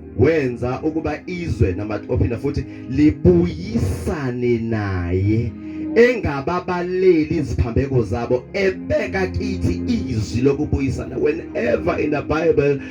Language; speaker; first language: Zulu; non-native, local second language; Xhosa